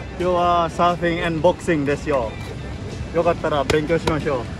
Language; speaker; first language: Japanese; non-native, learner; Indonesian